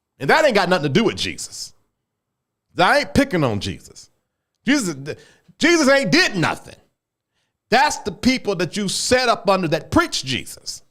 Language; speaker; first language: English; native; English